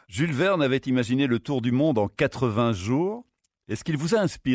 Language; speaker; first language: French; native; French